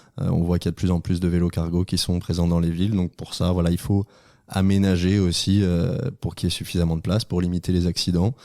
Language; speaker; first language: French; native; French